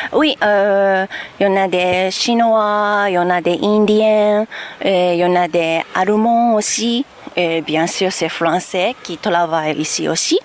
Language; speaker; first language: French; non-native, learner; Japanese